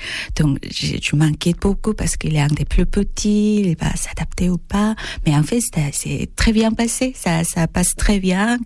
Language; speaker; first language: French; non-native, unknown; Korean